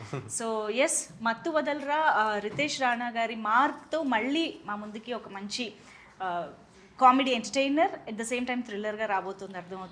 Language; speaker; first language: Telugu; native; Telugu